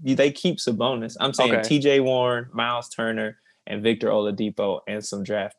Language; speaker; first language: English; native; English